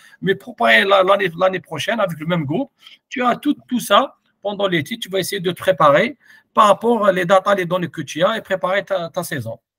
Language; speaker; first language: French; non-native, local second language; Arabic